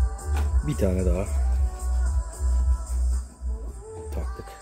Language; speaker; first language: Turkish; native; Turkish